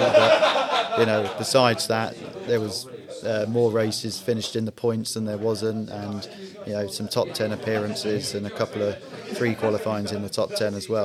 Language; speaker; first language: English; native; English